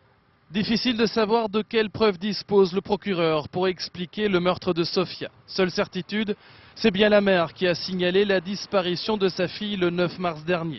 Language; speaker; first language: French; native; French